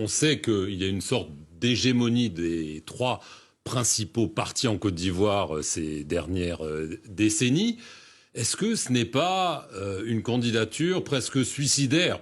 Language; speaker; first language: French; native; French